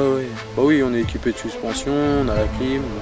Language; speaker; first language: French; native; French